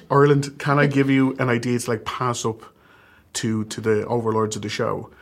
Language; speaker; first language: English; native; English